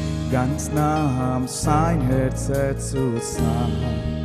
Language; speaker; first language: German; non-native, learner; Malayalam